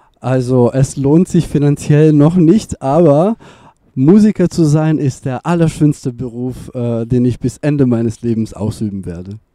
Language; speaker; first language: German; non-native, fluent; Serbian